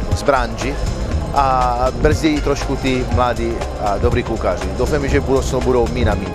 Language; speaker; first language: Czech; non-native, fluent; Italian